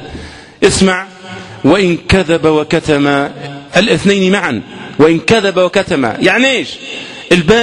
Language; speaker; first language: Arabic; native; Arabic